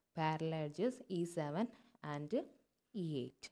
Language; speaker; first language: English; non-native, local second language; Malayalam